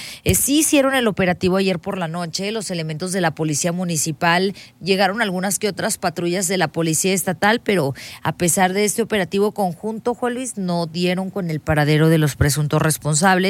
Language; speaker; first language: Spanish; native; Spanish